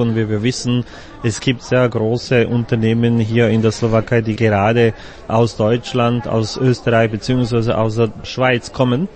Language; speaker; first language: German; non-native, fluent; Slovak